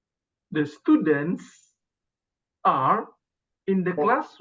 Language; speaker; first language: English; non-native, learner; Indonesian